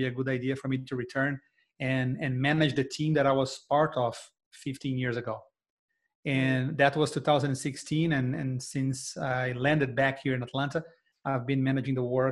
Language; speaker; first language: English; non-native, fluent; Portuguese